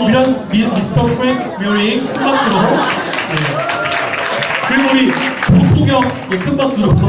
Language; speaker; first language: Korean; native; Korean